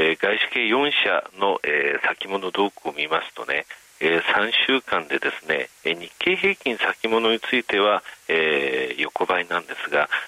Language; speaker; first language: Japanese; native; Japanese